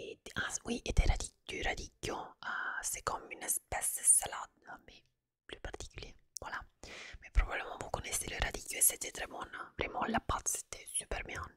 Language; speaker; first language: French; non-native, fluent; Italian